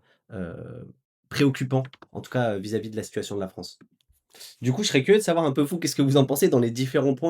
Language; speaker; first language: French; native; French